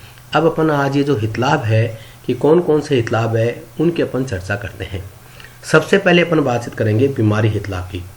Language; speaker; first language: Hindi; native; Hindi